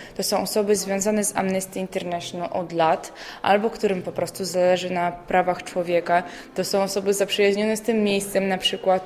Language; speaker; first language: Polish; non-native, fluent; Belarusian